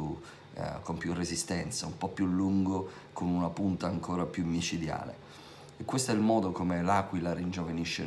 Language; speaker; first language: Italian; native; Italian